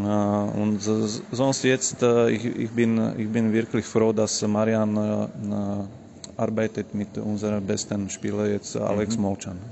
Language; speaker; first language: German; non-native, fluent; Slovak